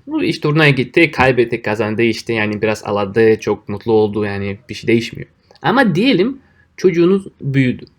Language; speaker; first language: Turkish; non-native, fluent; Russian